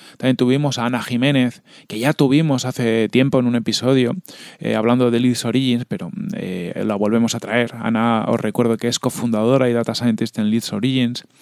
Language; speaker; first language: Spanish; native; Spanish